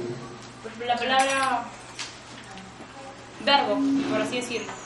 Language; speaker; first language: Spanish; native; Spanish